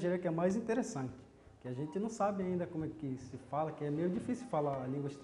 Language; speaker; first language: Portuguese; non-native, local second language; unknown